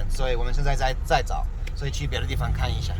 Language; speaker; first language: Chinese; early bilingual, heritage; Chinese